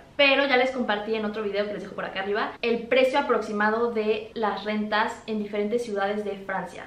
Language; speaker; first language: Spanish; native; Spanish